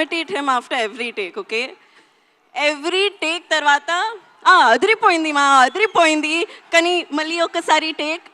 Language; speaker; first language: Telugu; non-native, learner; Hindi